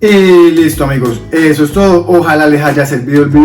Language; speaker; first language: Spanish; native; Spanish